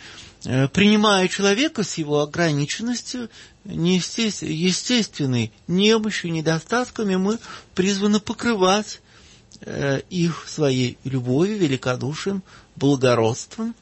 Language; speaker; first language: Russian; native; Russian